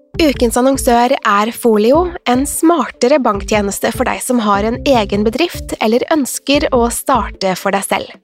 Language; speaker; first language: Norwegian; native; Norwegian